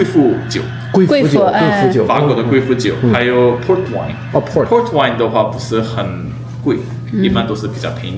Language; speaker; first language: Chinese; non-native, fluent; Korean